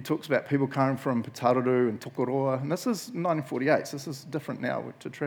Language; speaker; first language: English; native; English